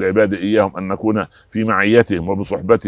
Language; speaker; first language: Arabic; native; Arabic